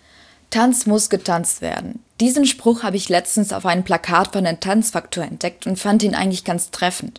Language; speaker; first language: German; native; German